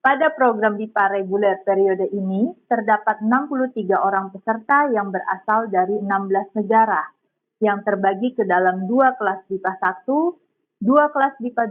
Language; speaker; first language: Indonesian; native; Indonesian